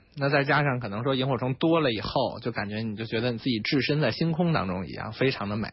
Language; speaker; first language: Chinese; native; Chinese